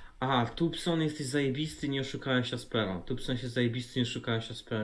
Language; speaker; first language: Polish; native; Polish